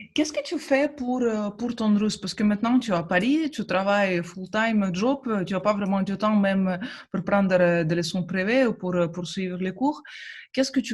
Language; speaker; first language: French; non-native, fluent; Russian